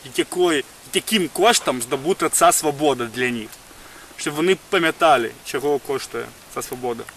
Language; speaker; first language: Ukrainian; non-native, fluent; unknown